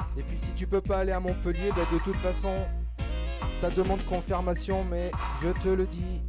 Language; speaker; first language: French; native; French